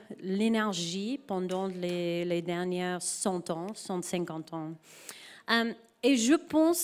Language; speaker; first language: French; non-native, learner; English